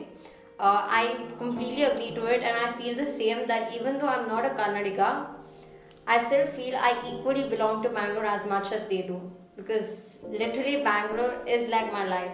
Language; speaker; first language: English; non-native, local second language; Hindi